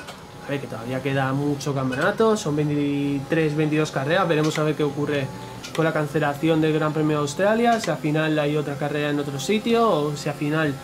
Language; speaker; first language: Spanish; native; Spanish